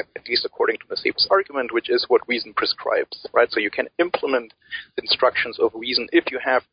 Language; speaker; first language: English; early bilingual, other home language; German